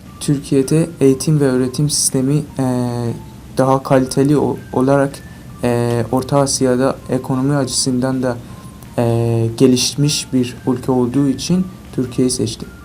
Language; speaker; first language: Turkish; non-native, learner; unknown